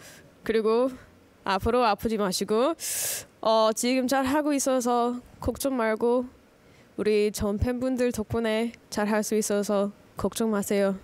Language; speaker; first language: Korean; early bilingual, heritage; English